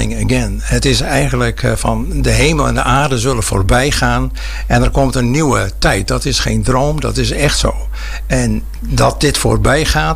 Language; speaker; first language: Dutch; native; Dutch